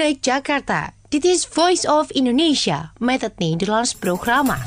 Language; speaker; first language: Dutch; non-native, learner; Indonesian